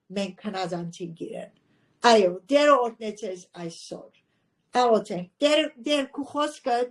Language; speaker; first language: Armenian; early bilingual, heritage; Armenian